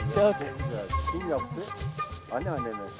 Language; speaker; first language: Turkish; non-native, fluent; Dutch